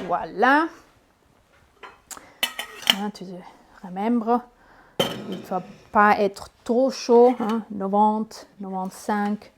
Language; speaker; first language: French; non-native, learner; Italian